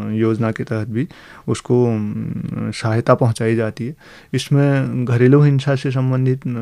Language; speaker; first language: Hindi; native; Hindi